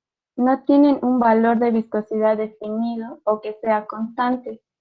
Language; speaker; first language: Spanish; native; Spanish